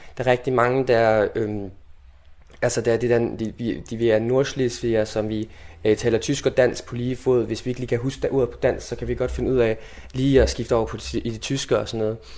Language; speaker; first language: Danish; native; Danish